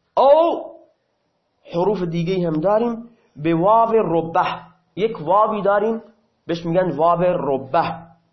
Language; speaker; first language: Persian; non-native, local second language; Baluchi